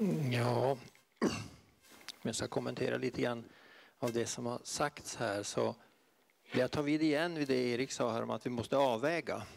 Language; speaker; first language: Swedish; native; Swedish